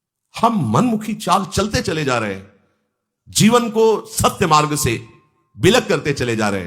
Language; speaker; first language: Hindi; native; Hindi